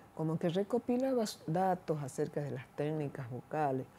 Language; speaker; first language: Spanish; native; Spanish